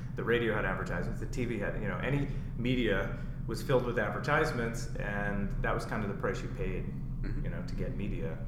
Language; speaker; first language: English; native; English